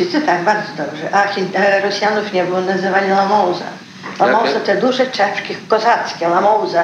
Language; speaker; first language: Polish; early bilingual, heritage; Polish